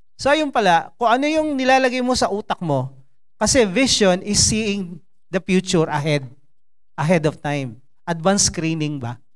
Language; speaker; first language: Filipino; non-native, local second language; Cebuano